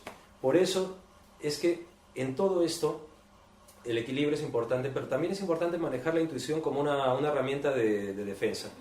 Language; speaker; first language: Spanish; native; Spanish